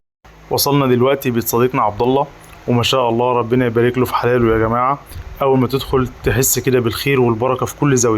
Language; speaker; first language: Arabic; native; Arabic